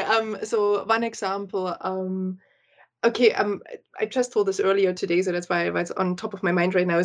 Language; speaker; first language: English; non-native, fluent; German